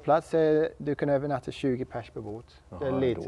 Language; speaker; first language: Swedish; non-native, learner; English